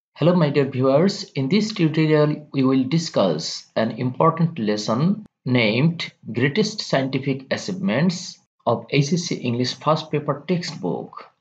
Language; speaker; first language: English; non-native, local second language; Bangla